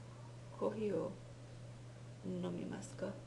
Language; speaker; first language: Japanese; non-native, learner; English